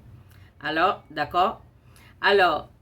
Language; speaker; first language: French; non-native, learner; Portuguese